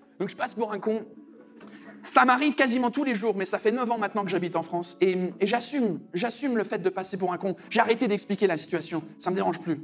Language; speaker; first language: French; early bilingual, other home language; English